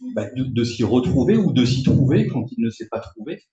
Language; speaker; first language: French; native; French